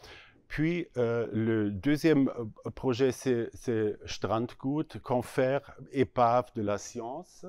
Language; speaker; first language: French; non-native, learner; German